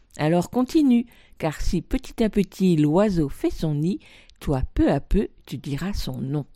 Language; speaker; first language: French; native; French